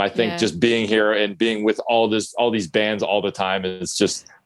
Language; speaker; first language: English; native; English